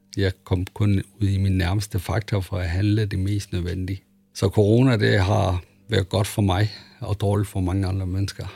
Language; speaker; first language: Danish; early bilingual, other home language; Arabic